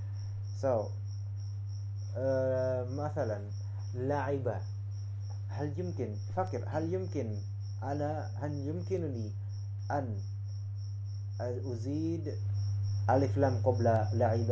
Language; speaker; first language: Arabic; non-native, fluent; Indonesian